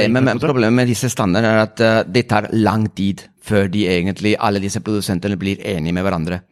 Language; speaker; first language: Norwegian; non-native, fluent; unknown